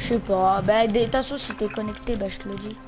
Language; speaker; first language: French; native; French